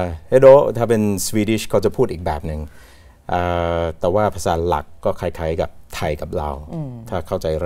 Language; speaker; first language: Thai; non-native, fluent; English